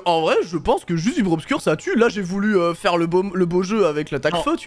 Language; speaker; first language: French; native; French